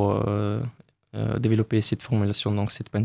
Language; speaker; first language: French; non-native, fluent; Italian